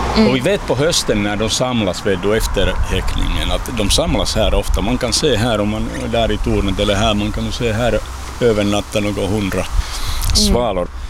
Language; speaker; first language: Swedish; non-native, local second language; Finnish